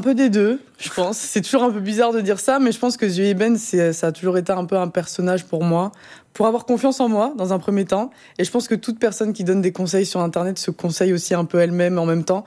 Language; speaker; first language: French; native; French